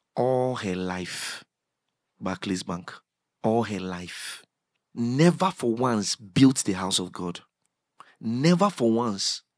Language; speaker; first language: English; non-native, local second language; Akan